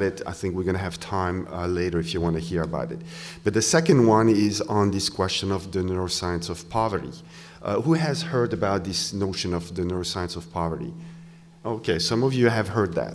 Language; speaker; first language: English; non-native, fluent; French